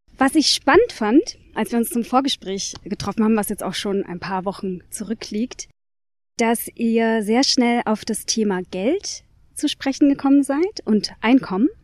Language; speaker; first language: German; early bilingual, other home language; Turkish